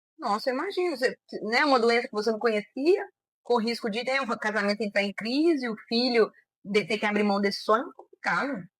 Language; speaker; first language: Portuguese; native; Portuguese